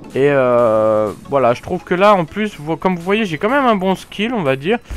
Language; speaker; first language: French; native; French